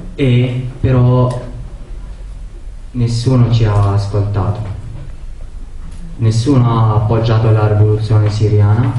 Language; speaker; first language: Italian; non-native, learner; Arabic